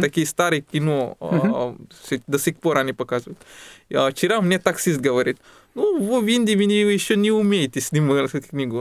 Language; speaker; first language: Russian; non-native, fluent; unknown